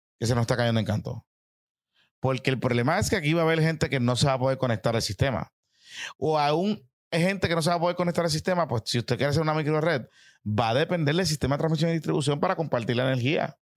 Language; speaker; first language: Spanish; native; Spanish